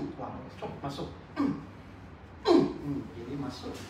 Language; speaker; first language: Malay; non-native, local second language; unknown